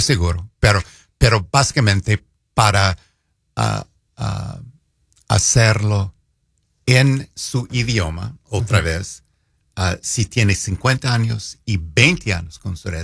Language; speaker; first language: Spanish; non-native, fluent; English